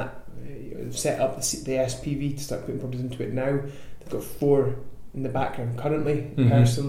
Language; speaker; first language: English; native; English